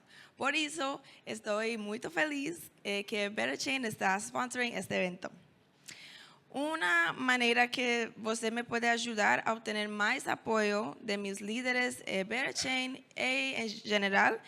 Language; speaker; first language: Portuguese; non-native, learner; Spanish